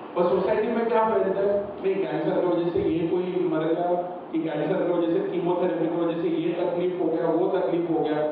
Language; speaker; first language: Hindi; non-native, local second language; Marathi